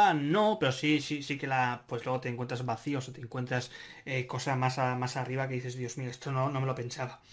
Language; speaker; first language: Spanish; native; Spanish